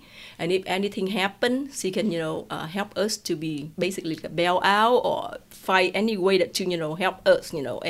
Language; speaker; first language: English; non-native, fluent; Vietnamese